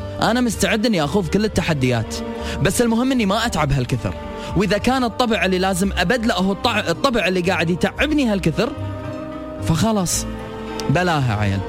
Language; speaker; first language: Arabic; native; Arabic